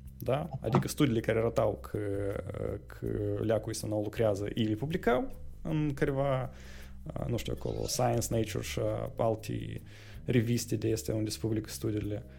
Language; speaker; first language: Romanian; non-native, local second language; Russian